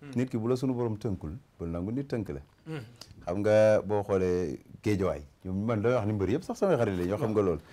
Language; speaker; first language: Wolof; native; Wolof